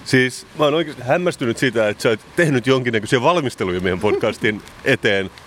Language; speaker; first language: Finnish; native; Finnish